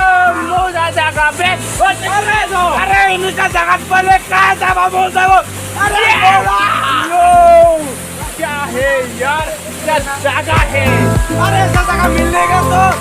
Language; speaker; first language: Hindi; non-native, local second language; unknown